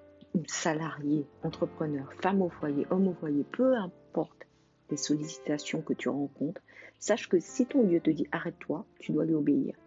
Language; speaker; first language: French; native; French